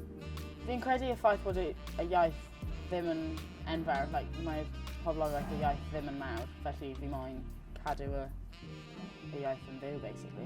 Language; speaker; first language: Welsh; native; Welsh